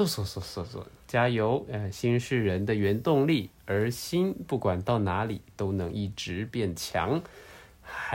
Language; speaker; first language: Chinese; non-native, learner; Japanese